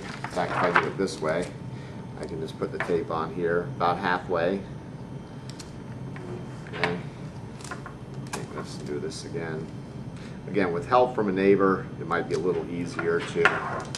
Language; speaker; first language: English; native; English